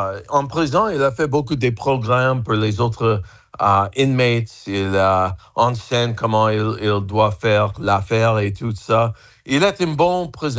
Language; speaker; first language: French; non-native, fluent; English